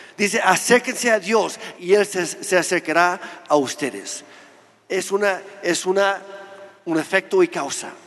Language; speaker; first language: Spanish; non-native, fluent; English